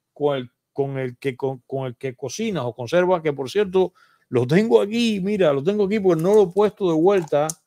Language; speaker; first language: Spanish; native; Spanish